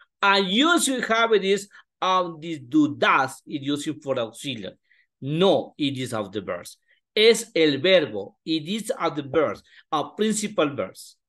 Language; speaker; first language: English; non-native, learner; Spanish